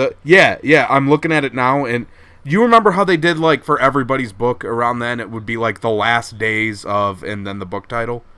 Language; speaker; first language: English; native; English